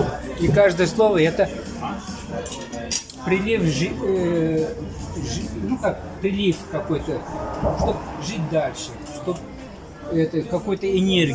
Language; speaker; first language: Russian; non-native, local second language; Chuvash